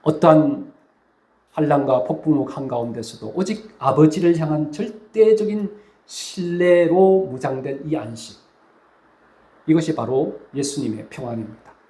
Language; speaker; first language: Korean; native; Korean